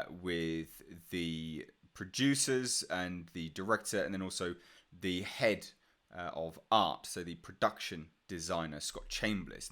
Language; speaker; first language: English; native; English